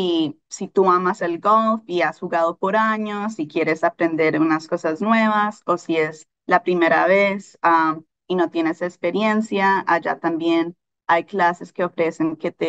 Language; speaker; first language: Spanish; early bilingual, heritage; Spanish